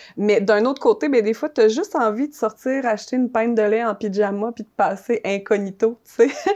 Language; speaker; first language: French; native; French